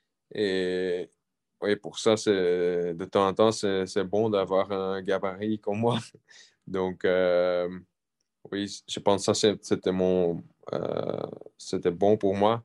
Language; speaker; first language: French; non-native, local second language; Dutch